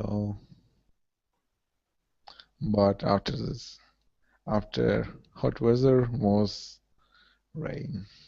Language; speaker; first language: English; non-native, learner; Russian